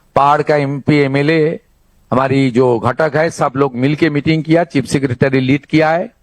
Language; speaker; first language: Hindi; non-native, local second language; Bangla